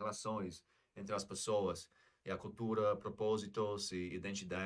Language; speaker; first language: Portuguese; non-native, fluent; English